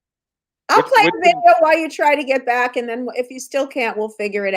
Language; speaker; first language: English; native; English